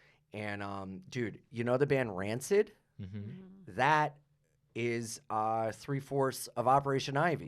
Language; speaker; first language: English; native; English